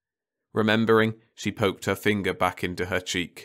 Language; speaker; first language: English; native; English